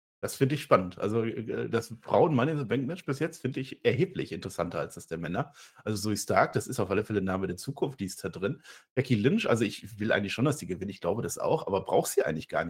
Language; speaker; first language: German; native; German